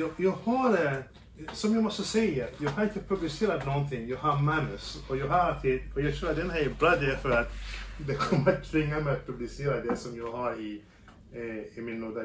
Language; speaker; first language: Swedish; non-native, fluent; French